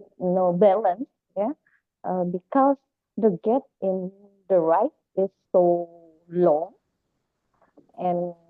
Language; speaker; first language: English; non-native, learner; Indonesian